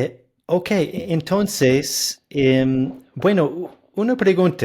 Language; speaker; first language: Spanish; non-native, fluent; English